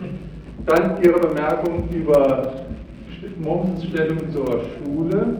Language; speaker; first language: German; native; German